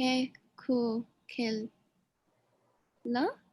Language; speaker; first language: Chinese; non-native, learner; English